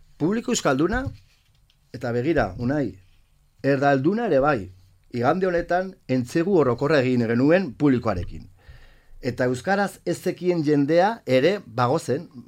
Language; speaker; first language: Basque; non-native, local second language; Spanish